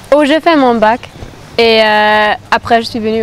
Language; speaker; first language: French; non-native, fluent; German